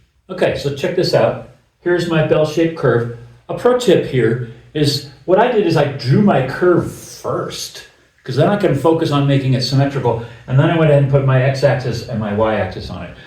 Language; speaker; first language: English; native; English